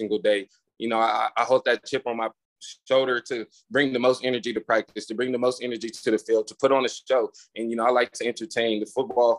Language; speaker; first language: English; native; English